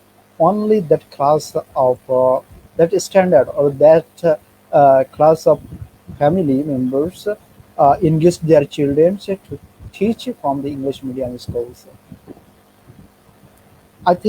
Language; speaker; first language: English; non-native, learner; Bangla